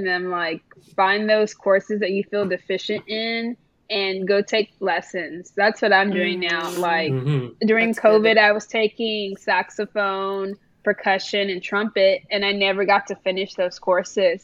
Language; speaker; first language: English; native; English